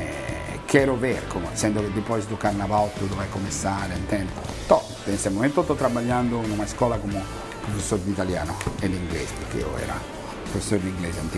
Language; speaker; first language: Portuguese; non-native, fluent; Italian